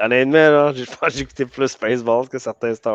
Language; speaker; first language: French; native; French